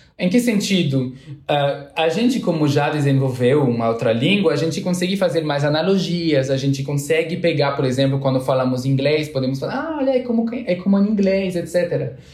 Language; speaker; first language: Portuguese; non-native, fluent; French